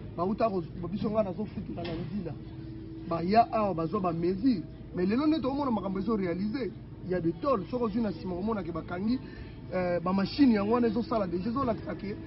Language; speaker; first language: Lingala; native; Lingala